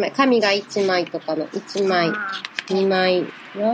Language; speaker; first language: Japanese; native; Japanese